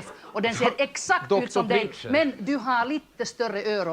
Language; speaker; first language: Swedish; non-native, local second language; Finnish